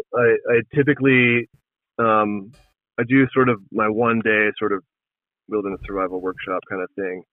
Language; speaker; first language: English; native; English